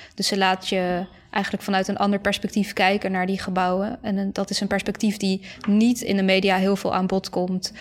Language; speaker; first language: Dutch; early bilingual, other home language; Bosnian